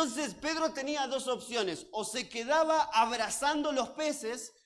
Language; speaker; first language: Spanish; native; Spanish